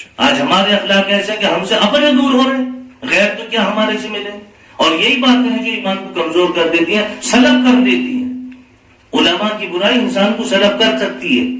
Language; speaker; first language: Urdu; native; Urdu